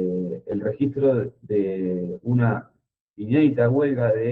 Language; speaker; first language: Spanish; native; Spanish